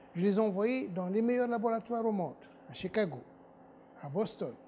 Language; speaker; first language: French; non-native, local second language; Arabic